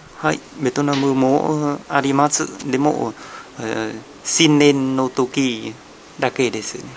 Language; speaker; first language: Japanese; non-native, learner; Vietnamese